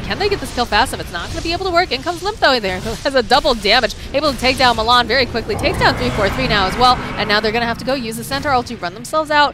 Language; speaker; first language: English; native; English